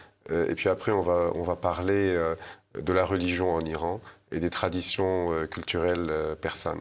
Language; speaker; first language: French; native; French